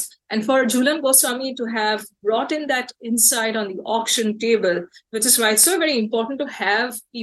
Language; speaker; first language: English; non-native, local second language; Bangla